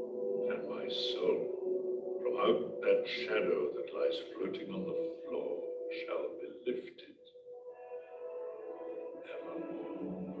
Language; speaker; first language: English; native; English